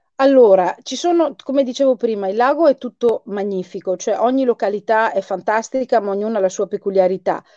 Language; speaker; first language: Italian; native; Italian